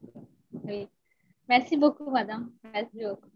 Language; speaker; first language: French; non-native, fluent; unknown